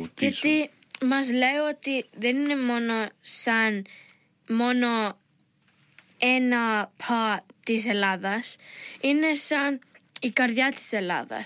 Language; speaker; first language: Greek; early bilingual, heritage; Greek